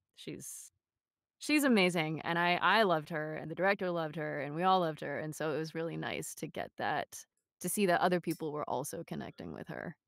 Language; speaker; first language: English; native; English